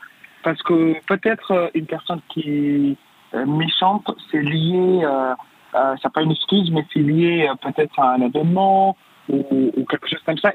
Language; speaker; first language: French; non-native, fluent; Arabic